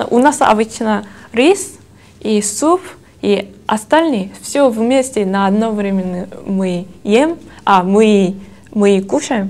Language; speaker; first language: Russian; non-native, learner; Korean